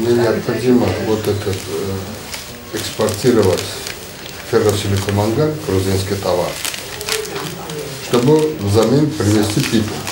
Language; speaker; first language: Russian; non-native, local second language; Georgian